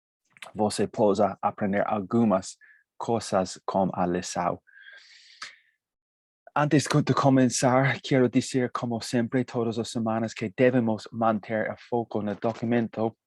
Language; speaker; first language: Portuguese; non-native, fluent; Spanish